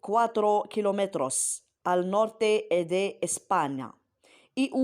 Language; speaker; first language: Spanish; non-native, fluent; Arabic